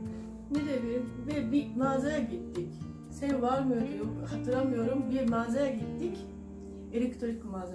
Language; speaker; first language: Turkish; non-native, fluent; Japanese